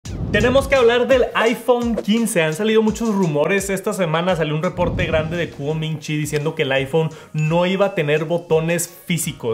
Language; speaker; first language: Spanish; native; Spanish